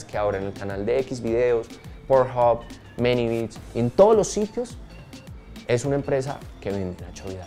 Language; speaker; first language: Spanish; native; Spanish